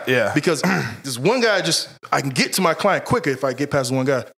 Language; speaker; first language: English; native; English